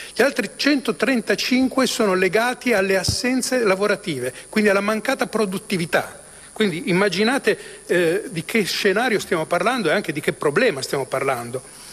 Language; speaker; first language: Italian; native; Italian